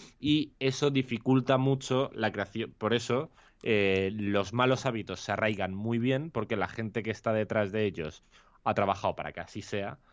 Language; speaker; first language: Spanish; native; Spanish